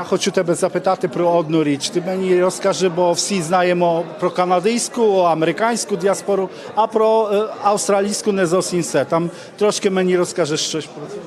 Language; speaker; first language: Ukrainian; non-native, fluent; Polish